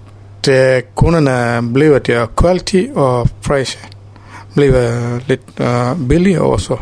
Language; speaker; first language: Danish; non-native, learner; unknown